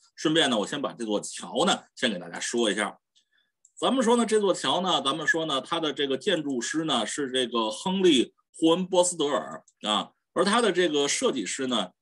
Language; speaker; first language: Chinese; native; Chinese